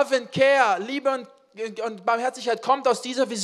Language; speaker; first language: German; native; German